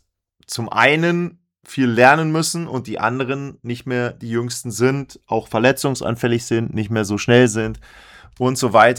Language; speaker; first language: German; native; German